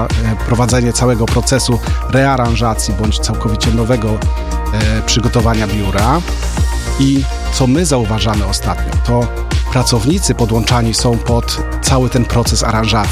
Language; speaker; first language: Polish; native; Polish